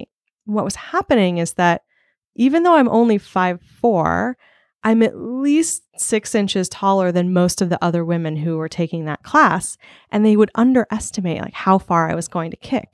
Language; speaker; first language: English; native; English